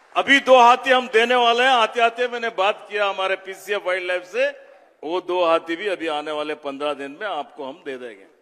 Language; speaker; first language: Hindi; non-native, local second language; Kannada